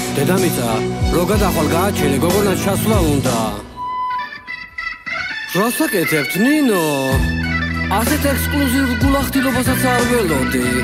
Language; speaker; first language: Georgian; native; Georgian